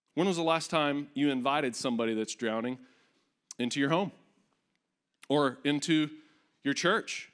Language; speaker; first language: English; native; English